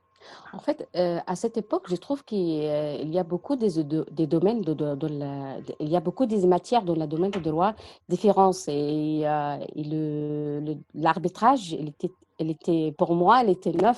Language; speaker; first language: French; non-native, learner; Arabic